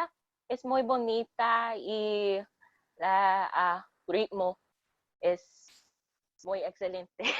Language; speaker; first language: Spanish; non-native, learner; English